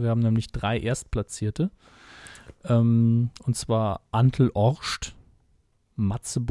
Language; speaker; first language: German; native; German